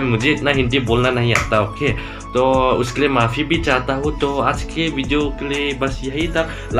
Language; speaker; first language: Hindi; non-native, learner; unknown